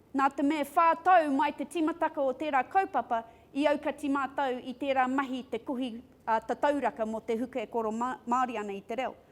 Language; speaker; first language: Māori; non-native, local second language; English